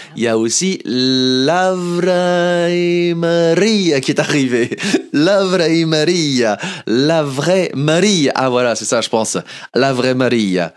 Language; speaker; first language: French; early bilingual, other home language; Portuguese